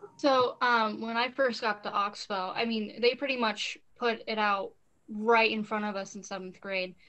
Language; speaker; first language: English; native; English